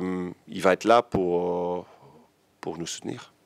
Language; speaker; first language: French; non-native, local second language; Dutch